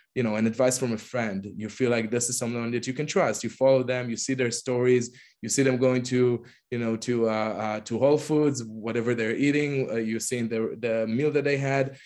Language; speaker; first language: English; non-native, fluent; Hebrew